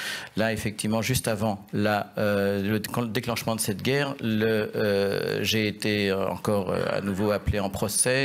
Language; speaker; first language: French; native; French